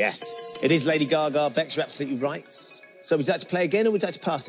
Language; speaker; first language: English; native; English